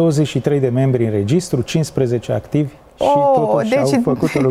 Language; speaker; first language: Romanian; native; Romanian